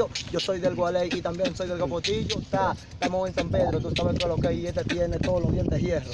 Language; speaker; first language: Spanish; native; Spanish